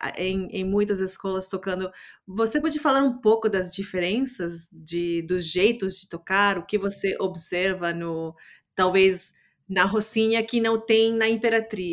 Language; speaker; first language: Portuguese; non-native, fluent; English